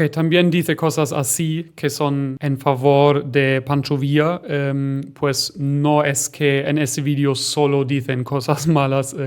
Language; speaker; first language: Spanish; non-native, fluent; German